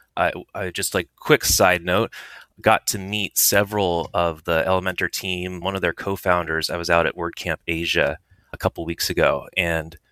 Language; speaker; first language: English; native; English